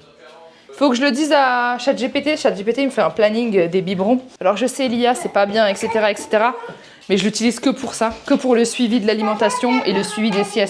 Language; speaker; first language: French; native; French